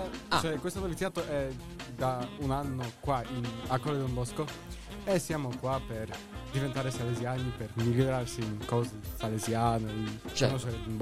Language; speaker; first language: Italian; non-native, learner; Polish